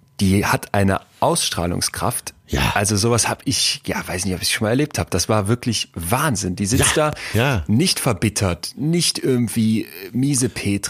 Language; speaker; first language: German; native; German